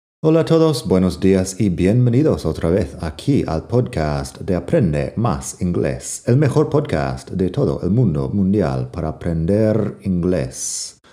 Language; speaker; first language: Spanish; non-native, fluent; English